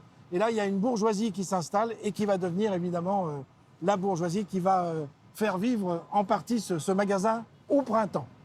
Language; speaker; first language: French; native; French